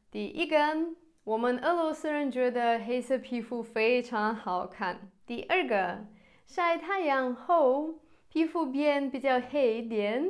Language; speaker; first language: Chinese; non-native, fluent; Russian